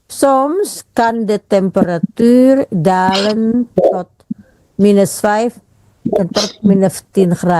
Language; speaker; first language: Dutch; non-native, fluent; Indonesian